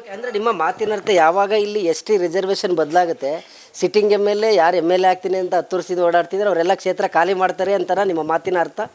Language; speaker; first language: Kannada; native; Kannada